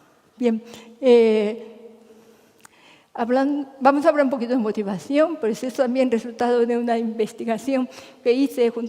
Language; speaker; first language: Spanish; non-native, fluent; Japanese